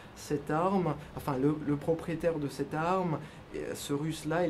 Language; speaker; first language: French; non-native, fluent; Russian